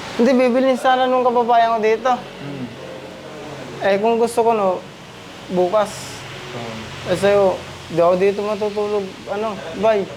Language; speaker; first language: Filipino; native; Filipino